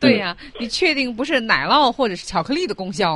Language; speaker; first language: Chinese; native; Chinese